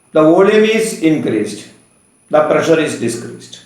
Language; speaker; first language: English; non-native, local second language; Malayalam